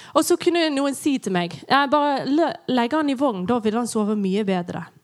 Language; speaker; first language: Norwegian; non-native, fluent; English